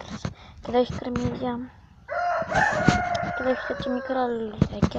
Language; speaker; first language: Greek; early bilingual, other home language; Bulgarian